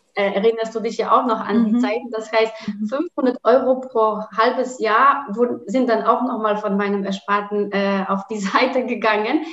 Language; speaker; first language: German; non-native, fluent; Polish